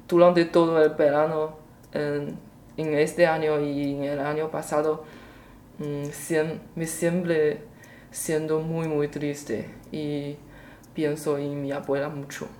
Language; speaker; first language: Spanish; non-native, learner; Chinese